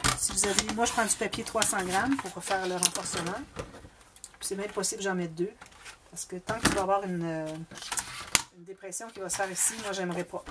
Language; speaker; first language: French; native; French